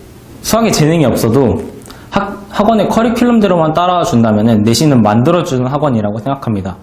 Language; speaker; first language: Korean; native; Korean